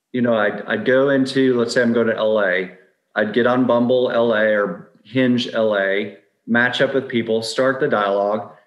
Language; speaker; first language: English; native; English